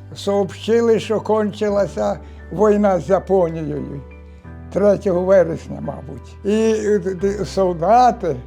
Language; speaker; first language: Ukrainian; native; Ukrainian